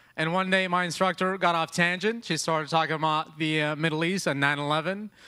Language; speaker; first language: English; early bilingual, other home language; Arabic